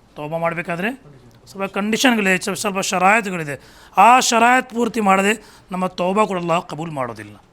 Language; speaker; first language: Kannada; non-native, local second language; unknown